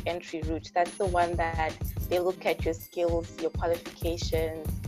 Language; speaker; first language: English; non-native, local second language; Shona